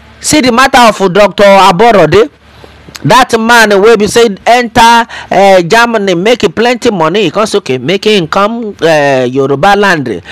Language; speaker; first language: Nigerian Pidgin; non-native, local second language; Yoruba